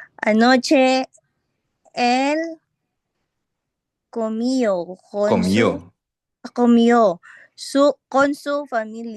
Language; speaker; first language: Spanish; non-native, learner; Filipino